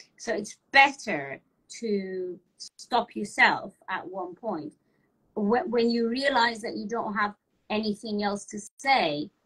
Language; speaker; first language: English; non-native, fluent; Persian